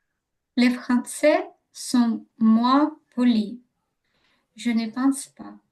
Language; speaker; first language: French; non-native, learner; Ukrainian